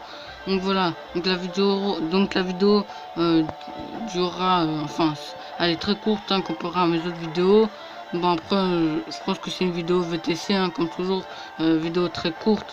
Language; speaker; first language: French; native; French